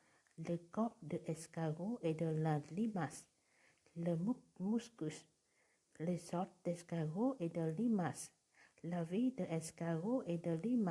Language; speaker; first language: French; non-native, learner; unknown